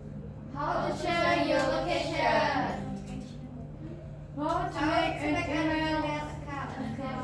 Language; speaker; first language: English; non-native, learner; Indonesian